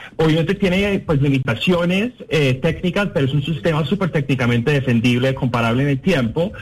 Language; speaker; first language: Spanish; non-native, fluent; English